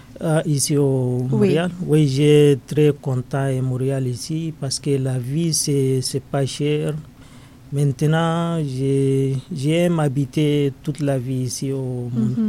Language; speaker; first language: French; non-native, learner; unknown